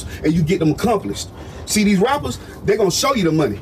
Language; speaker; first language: English; native; English